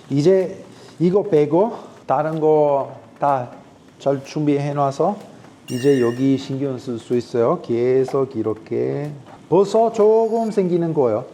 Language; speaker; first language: Korean; non-native, fluent; Italian